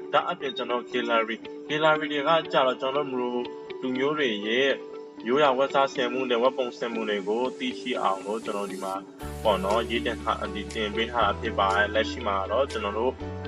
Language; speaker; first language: Burmese; non-native, local second language; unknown